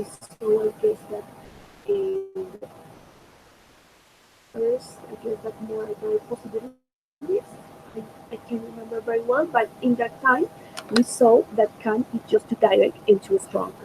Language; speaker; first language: English; non-native, fluent; Spanish